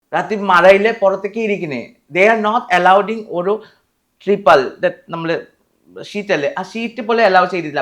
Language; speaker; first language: Malayalam; non-native, fluent; Assamese